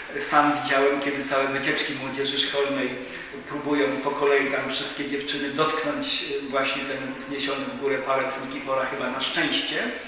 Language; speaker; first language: Polish; native; Polish